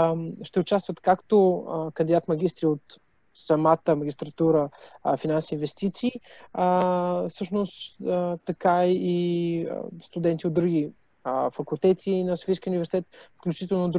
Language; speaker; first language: Bulgarian; native; Bulgarian